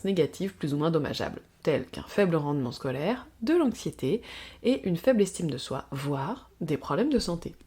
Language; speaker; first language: French; native; French